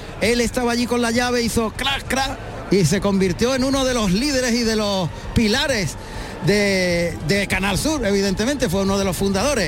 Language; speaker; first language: Spanish; native; Spanish